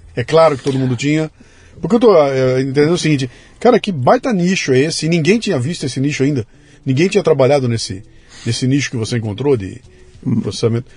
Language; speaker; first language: Portuguese; native; Portuguese